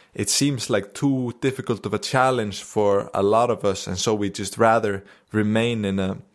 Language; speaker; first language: English; non-native, fluent; Icelandic